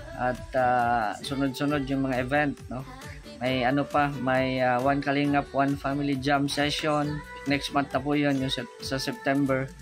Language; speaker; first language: Filipino; non-native, local second language; Cebuano